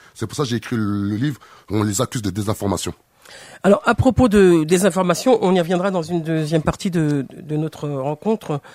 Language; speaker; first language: French; native; French